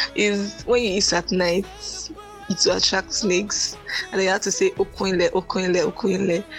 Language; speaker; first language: English; non-native, local second language; Yoruba